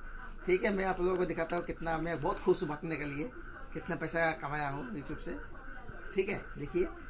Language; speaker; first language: Hindi; non-native, local second language; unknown